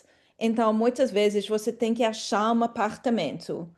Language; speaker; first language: Portuguese; non-native, fluent; English